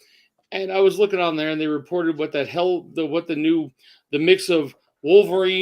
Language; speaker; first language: English; native; English